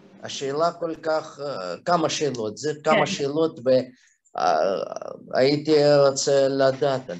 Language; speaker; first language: Hebrew; non-native, fluent; Russian